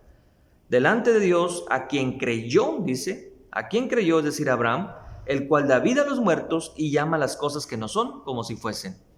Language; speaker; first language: Spanish; native; Spanish